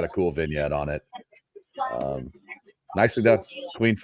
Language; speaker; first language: English; native; English